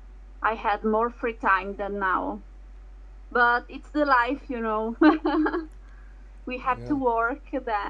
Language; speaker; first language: English; non-native, fluent; Italian